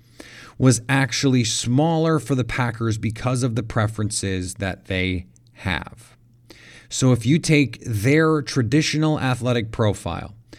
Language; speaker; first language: English; native; English